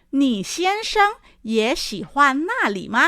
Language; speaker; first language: Chinese; non-native, fluent; Thai